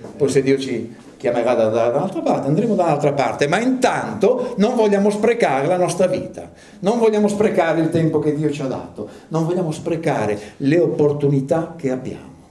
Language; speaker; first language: Italian; early bilingual, other home language; English